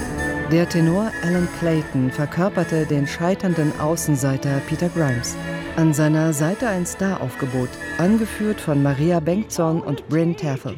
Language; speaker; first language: German; native; German